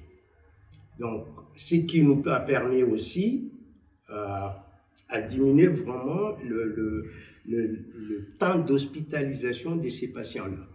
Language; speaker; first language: French; non-native, local second language; Malagasy